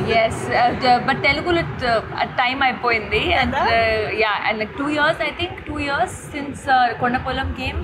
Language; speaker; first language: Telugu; non-native, learner; Hindi